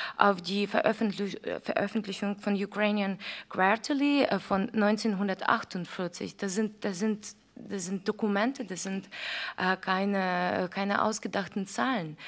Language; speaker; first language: German; non-native, fluent; Ukrainian